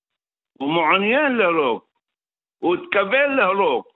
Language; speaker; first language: Hebrew; non-native, local second language; Arabic